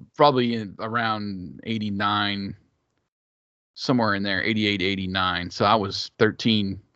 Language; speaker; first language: English; native; English